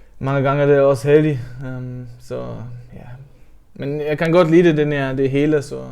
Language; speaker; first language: Danish; non-native, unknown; German